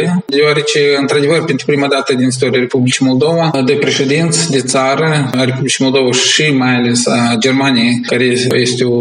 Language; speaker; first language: Romanian; native; Romanian